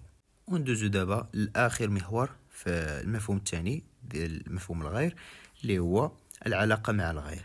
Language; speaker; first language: Arabic; native; Arabic